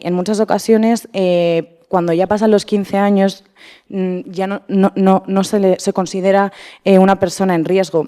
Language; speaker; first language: Spanish; native; Spanish